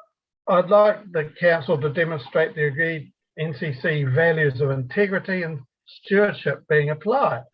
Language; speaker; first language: English; native; English